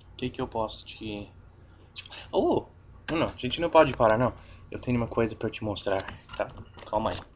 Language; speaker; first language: Portuguese; non-native, fluent; English